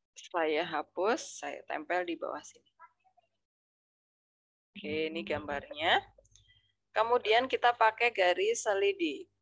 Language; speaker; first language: Indonesian; native; Indonesian